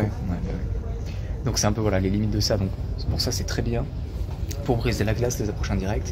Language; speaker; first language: French; native; French